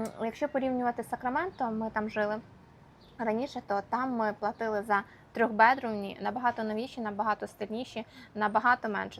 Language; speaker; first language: Ukrainian; native; Ukrainian